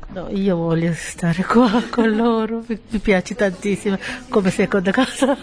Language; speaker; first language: Italian; non-native, learner; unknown